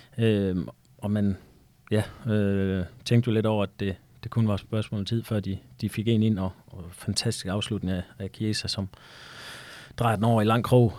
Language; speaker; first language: Danish; native; Danish